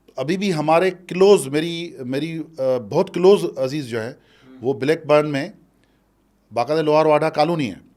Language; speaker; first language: Urdu; non-native, local second language; Sindhi